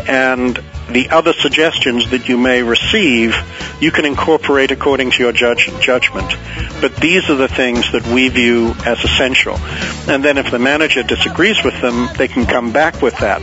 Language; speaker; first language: English; native; English